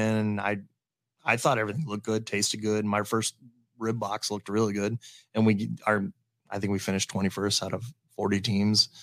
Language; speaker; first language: English; native; English